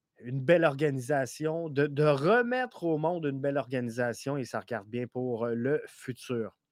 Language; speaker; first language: French; native; French